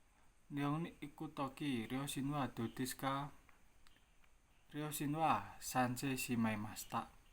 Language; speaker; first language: Japanese; non-native, learner; Indonesian